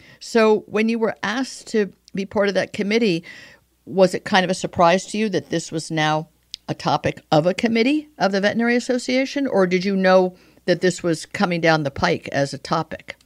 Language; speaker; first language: English; native; English